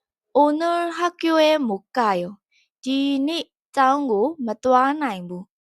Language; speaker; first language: Korean; non-native, learner; Burmese